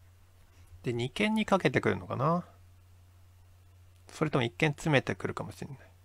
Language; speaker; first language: Japanese; native; Japanese